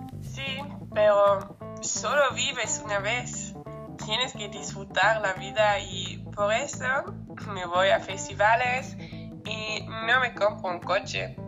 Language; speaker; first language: Spanish; non-native, learner; German